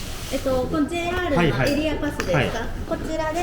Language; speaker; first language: Japanese; native; Japanese